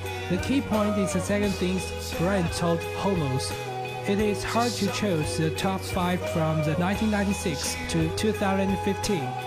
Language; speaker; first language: English; non-native, learner; Chinese